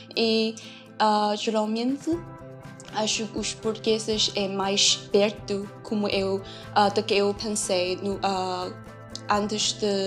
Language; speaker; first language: Portuguese; non-native, learner; Chinese